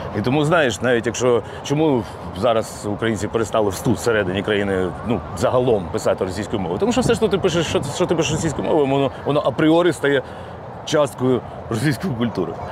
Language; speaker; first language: Ukrainian; non-native, local second language; Russian